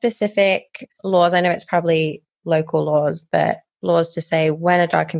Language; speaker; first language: English; native; English